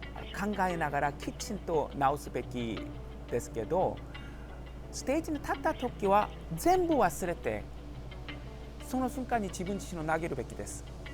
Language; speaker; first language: Japanese; non-native, learner; Korean